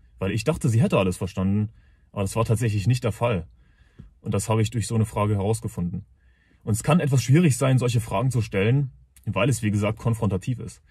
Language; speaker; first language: German; native; German